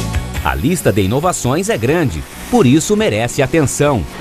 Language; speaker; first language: Portuguese; native; Portuguese